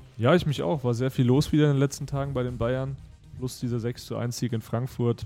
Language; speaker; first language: German; native; German